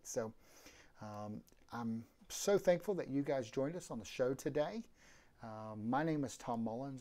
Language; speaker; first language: English; native; English